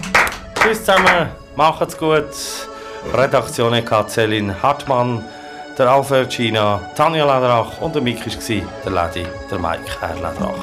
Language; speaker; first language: German; native; German